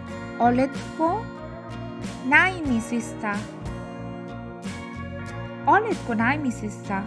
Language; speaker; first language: Finnish; non-native, learner; Bangla